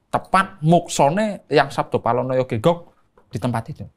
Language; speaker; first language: Indonesian; native; Indonesian